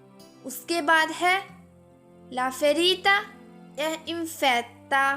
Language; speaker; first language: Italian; non-native, fluent; Urdu